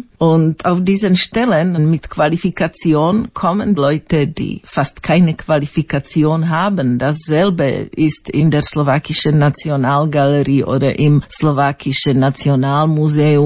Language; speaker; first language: German; non-native, fluent; Slovak